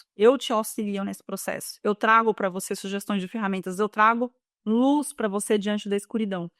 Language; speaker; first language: Portuguese; native; Portuguese